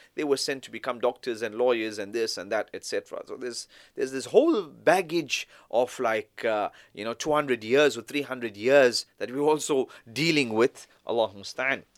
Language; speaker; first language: English; native; English